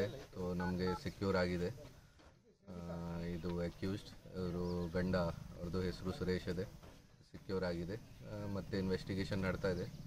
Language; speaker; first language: Kannada; non-native, learner; Hindi